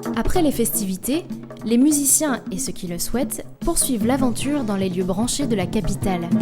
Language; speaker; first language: French; native; French